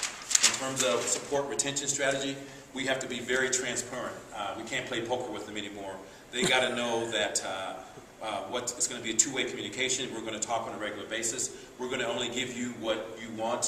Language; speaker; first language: English; native; English